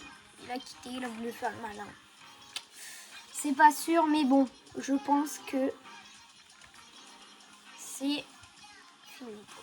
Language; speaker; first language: French; native; French